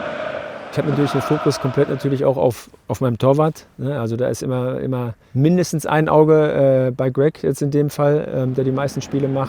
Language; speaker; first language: German; native; German